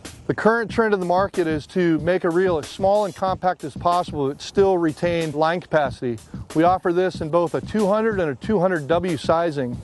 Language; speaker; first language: English; native; English